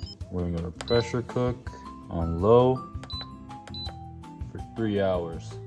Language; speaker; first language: English; early bilingual, other home language; Japanese